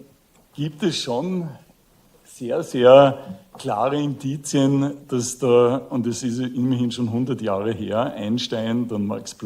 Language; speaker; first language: German; native; German